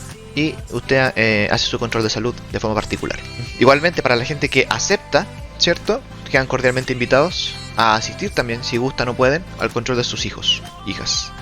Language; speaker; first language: Spanish; native; Spanish